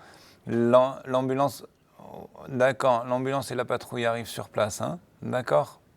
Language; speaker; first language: French; native; French